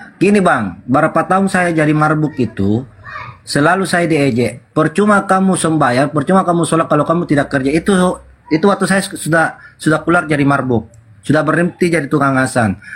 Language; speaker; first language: Indonesian; non-native, local second language; Buginese